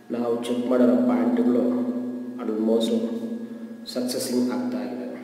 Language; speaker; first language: Kannada; non-native, local second language; Tamil